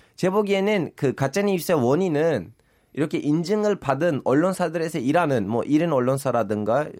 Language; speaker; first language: Korean; non-native, fluent; Turkish